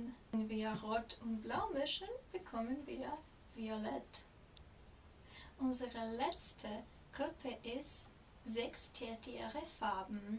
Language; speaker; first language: German; non-native, fluent; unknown